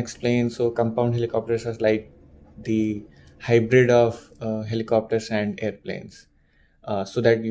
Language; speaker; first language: English; non-native, local second language; Hindi